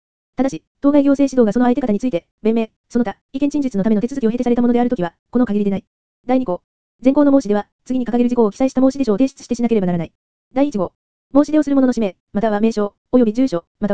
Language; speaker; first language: Japanese; native; Japanese